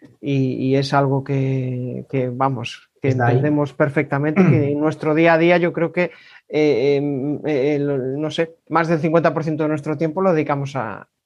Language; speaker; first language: Spanish; native; Spanish